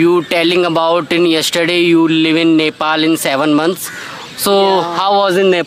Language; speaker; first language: English; non-native, learner; Hindi